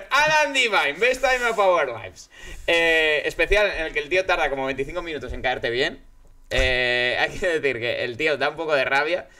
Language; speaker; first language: Spanish; native; Spanish